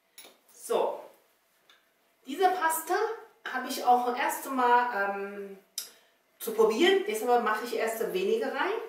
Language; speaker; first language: German; non-native, learner; Chinese